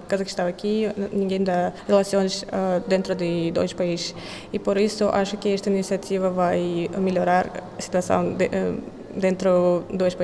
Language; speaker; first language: Portuguese; non-native, learner; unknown